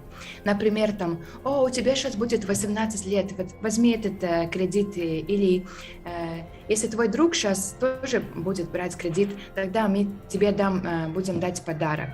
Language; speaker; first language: Russian; non-native, fluent; Latvian